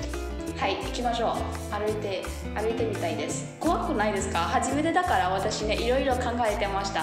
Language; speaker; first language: Japanese; non-native, fluent; Burmese